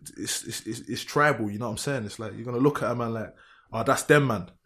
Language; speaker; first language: English; native; English